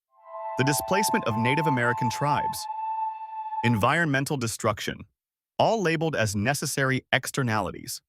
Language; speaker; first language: English; native; English